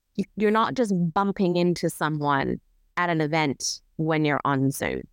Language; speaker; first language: English; native; English